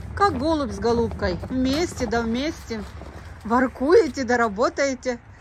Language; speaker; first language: Russian; native; Russian